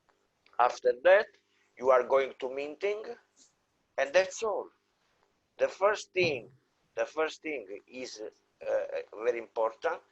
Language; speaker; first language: English; non-native, fluent; Italian